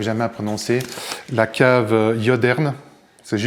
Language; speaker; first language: French; native; French